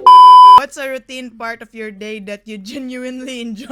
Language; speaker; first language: English; non-native, local second language; Cebuano